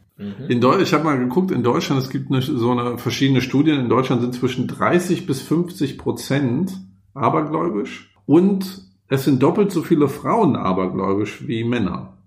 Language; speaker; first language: German; native; German